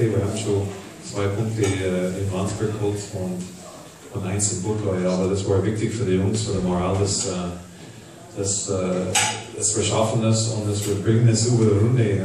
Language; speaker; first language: German; non-native, fluent; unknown